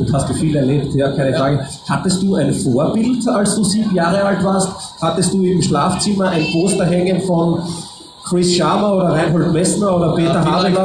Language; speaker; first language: German; native; German